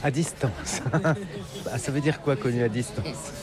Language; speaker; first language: French; native; French